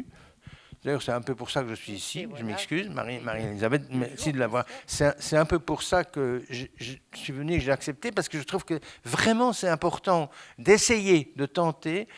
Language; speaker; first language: French; native; French